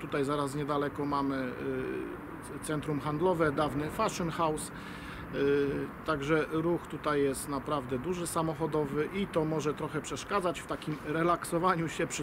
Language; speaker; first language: Polish; native; Polish